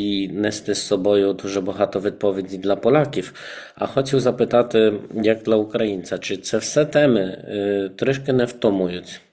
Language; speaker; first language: Ukrainian; non-native, fluent; Polish